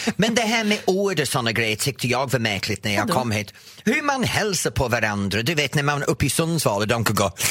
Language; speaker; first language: Swedish; non-native, fluent; English